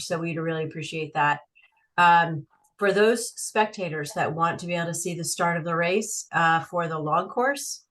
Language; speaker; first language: English; native; English